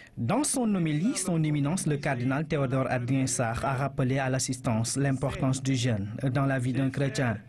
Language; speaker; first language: French; non-native, local second language; Wolof